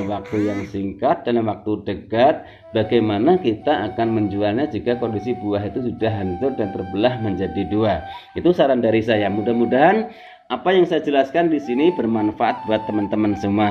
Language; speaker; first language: Indonesian; native; Indonesian